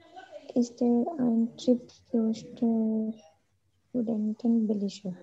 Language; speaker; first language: German; non-native, learner; Urdu